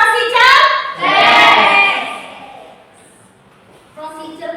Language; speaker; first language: English; non-native, learner; Indonesian